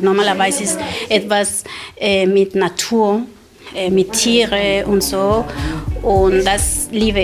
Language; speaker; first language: German; non-native, learner; Spanish